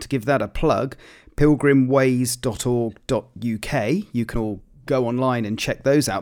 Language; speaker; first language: English; native; English